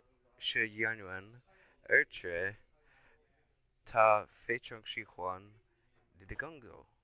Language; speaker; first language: Chinese; non-native, learner; English